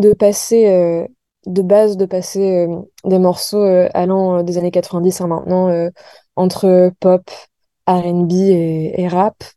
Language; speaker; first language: French; native; French